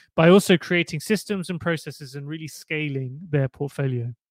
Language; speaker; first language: English; native; English